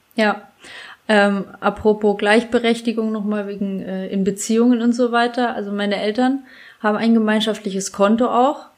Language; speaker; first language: German; native; German